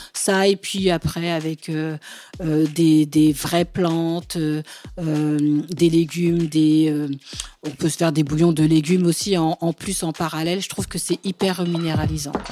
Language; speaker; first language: French; early bilingual, other home language; Bambara